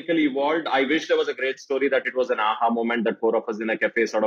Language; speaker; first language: English; non-native, local second language; Kannada